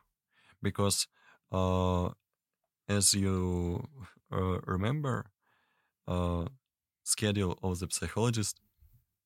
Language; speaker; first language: English; non-native, learner; Russian